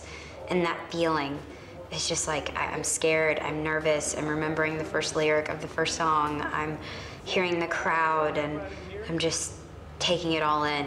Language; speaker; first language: English; native; English